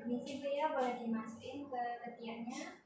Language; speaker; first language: Indonesian; native; Indonesian